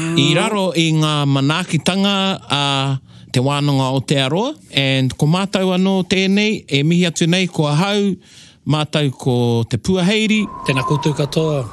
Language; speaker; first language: Māori; non-native, local second language; English